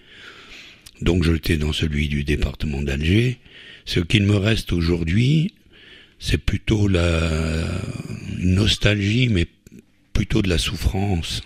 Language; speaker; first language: French; native; French